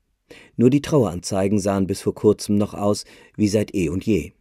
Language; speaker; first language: German; native; German